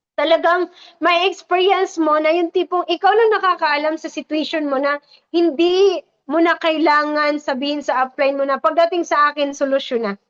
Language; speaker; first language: Filipino; non-native, local second language; Cebuano